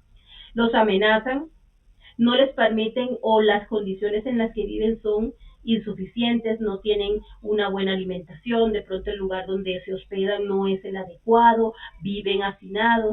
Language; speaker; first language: Spanish; native; Spanish